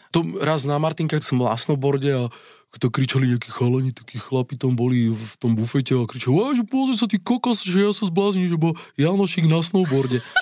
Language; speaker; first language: Slovak; native; Slovak